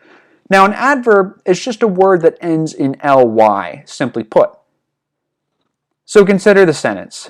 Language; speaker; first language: English; native; English